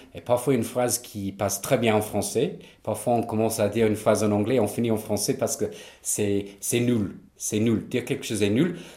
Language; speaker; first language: French; non-native, fluent; English